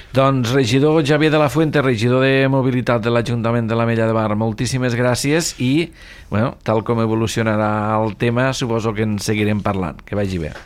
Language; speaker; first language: Catalan; native; Catalan